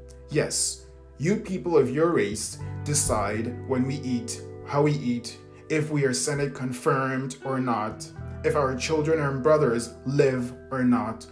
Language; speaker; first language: English; native; English